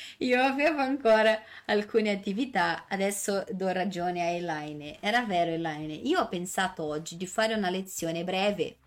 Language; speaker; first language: Italian; non-native, fluent; Portuguese